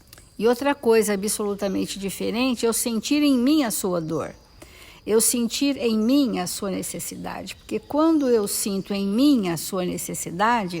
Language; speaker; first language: Portuguese; native; Portuguese